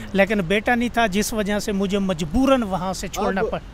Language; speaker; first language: Urdu; non-native, fluent; Saraiki